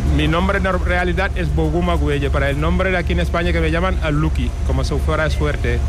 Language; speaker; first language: Spanish; non-native, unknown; Wolof